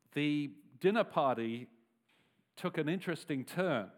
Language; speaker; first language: English; native; English